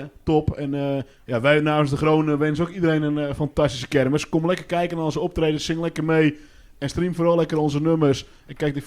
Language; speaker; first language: Dutch; native; Dutch